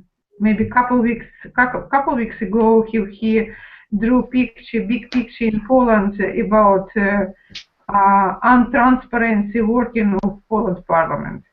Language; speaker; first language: English; non-native, learner; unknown